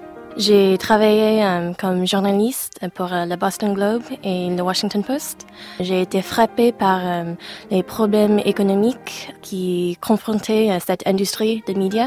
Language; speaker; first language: French; non-native, fluent; English